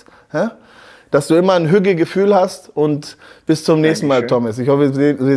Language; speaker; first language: German; native; German